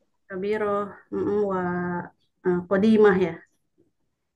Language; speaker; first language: Arabic; non-native, learner; Indonesian